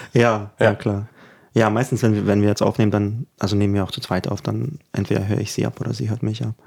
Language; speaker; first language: German; early bilingual, other home language; Ukrainian